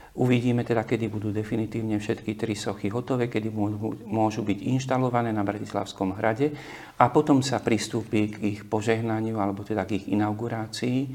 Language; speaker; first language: Slovak; native; Slovak